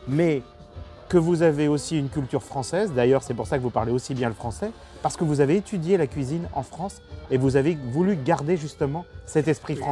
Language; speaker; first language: French; native; French